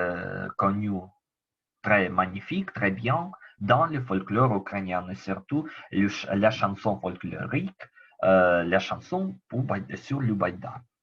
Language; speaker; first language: French; non-native, learner; Ukrainian